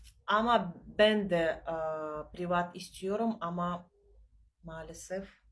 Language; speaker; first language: Turkish; non-native, learner; Russian